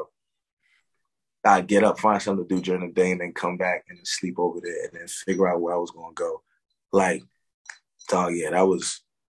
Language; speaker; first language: English; native; English